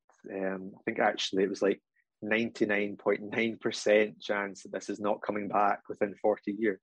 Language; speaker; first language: English; native; English